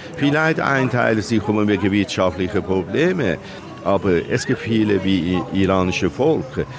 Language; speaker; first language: German; non-native, learner; Persian